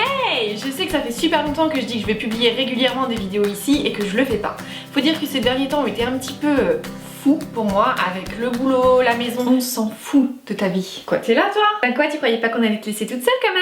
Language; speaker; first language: French; native; French